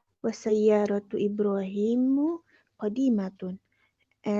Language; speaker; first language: Arabic; non-native, learner; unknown